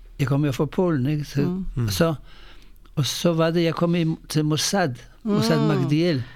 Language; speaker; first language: Danish; non-native, fluent; Polish